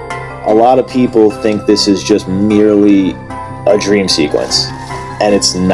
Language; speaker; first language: English; native; English